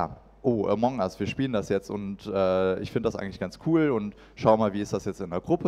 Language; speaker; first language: German; native; German